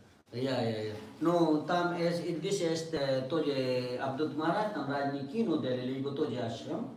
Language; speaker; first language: Russian; non-native, learner; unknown